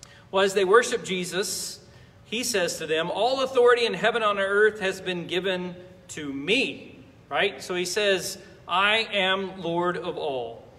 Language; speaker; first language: English; native; English